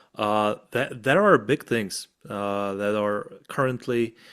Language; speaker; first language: English; non-native, fluent; Czech